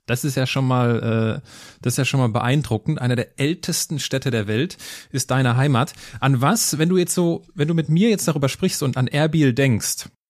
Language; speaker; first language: German; native; German